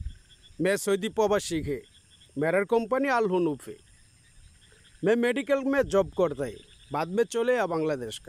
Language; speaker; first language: Hindi; non-native, learner; Bangla